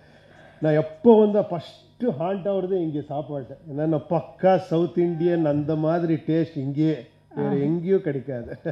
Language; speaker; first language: Tamil; non-native, local second language; Kannada